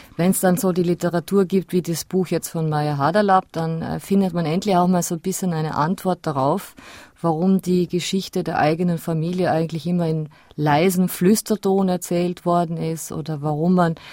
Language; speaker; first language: German; native; German